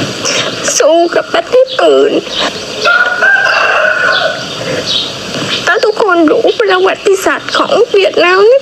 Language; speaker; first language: Thai; non-native, learner; Vietnamese